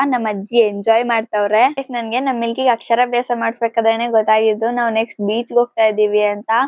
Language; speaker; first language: Kannada; non-native, local second language; Telugu